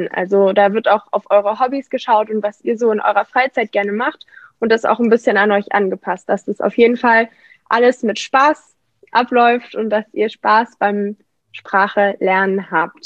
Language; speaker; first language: German; native; German